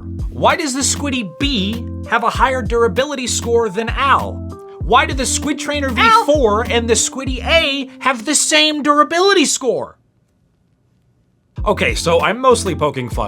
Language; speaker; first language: English; native; English